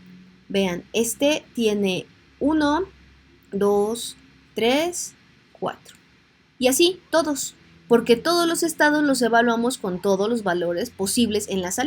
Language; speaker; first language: Spanish; native; Spanish